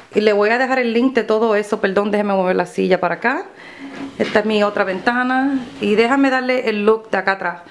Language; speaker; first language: Spanish; early bilingual, other home language; English